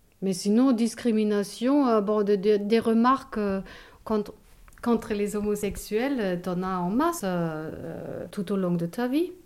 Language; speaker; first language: French; non-native, fluent; German